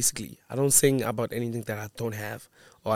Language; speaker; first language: English; non-native, local second language; Zulu